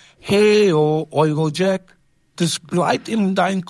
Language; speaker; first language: German; non-native, learner; English